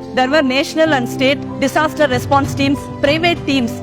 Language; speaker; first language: English; non-native, local second language; Tamil